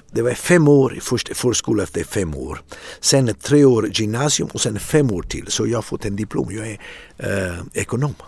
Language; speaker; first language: Swedish; non-native, fluent; Italian